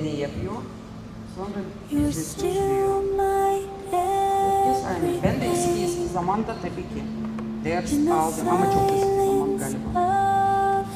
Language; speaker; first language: Turkish; non-native, learner; Russian